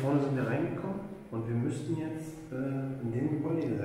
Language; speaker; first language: German; native; German